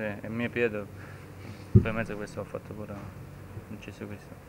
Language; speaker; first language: Italian; early bilingual, heritage; German